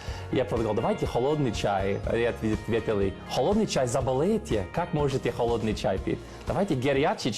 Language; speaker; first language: Russian; non-native, fluent; English